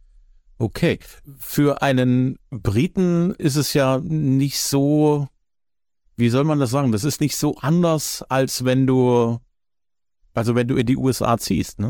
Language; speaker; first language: German; native; German